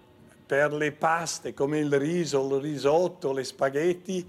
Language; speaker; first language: Italian; non-native, local second language; French